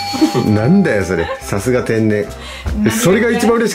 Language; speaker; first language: Japanese; native; Japanese